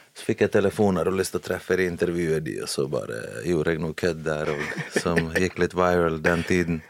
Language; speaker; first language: Norwegian; early bilingual, other home language; Bosnian